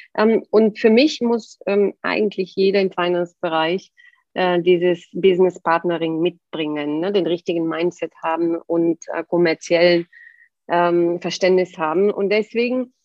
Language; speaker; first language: German; non-native, fluent; Bulgarian